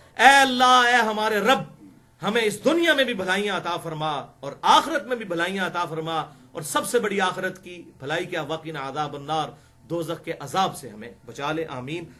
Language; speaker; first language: Urdu; non-native, local second language; Punjabi